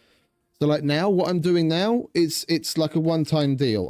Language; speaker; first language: English; native; English